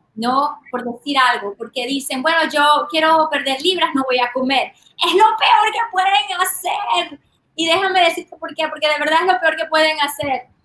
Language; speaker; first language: Spanish; early bilingual, heritage; Spanish